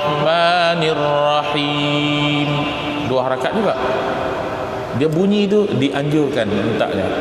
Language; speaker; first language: Malay; native; Malay